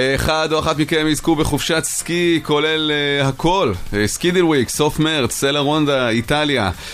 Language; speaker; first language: Hebrew; native; Hebrew